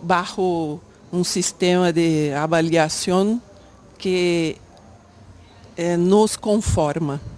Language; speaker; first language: Spanish; non-native, learner; Portuguese